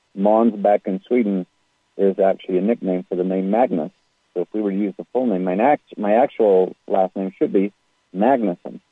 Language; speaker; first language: English; native; English